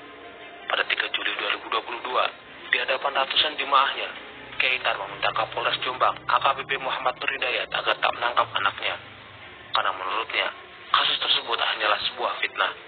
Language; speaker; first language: Indonesian; native; Indonesian